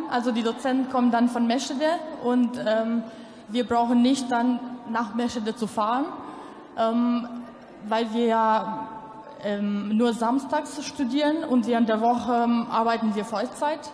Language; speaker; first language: German; non-native, local second language; Albanian